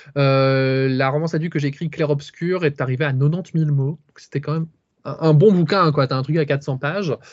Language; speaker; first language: French; native; French